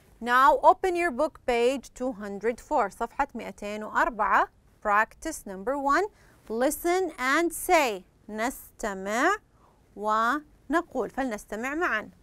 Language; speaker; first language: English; non-native, fluent; Arabic